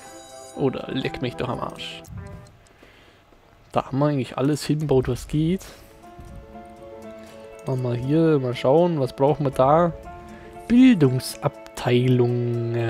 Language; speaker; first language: German; native; German